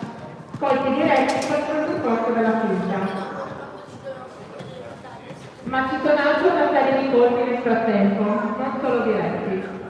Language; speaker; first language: Italian; native; Italian